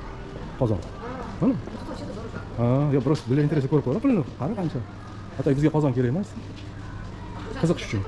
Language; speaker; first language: Turkish; non-native, learner; Uzbek